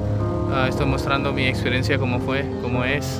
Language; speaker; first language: Spanish; non-native, learner; Hindi